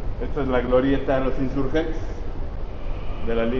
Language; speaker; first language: Spanish; native; Spanish